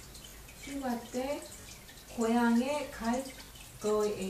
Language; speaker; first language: Korean; non-native, learner; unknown